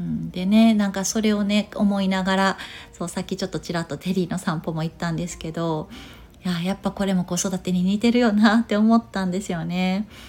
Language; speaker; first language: Japanese; native; Japanese